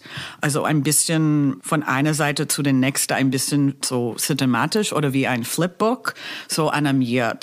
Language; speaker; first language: German; non-native, fluent; English